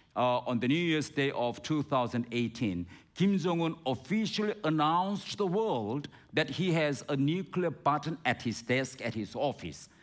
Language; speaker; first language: English; non-native, fluent; Korean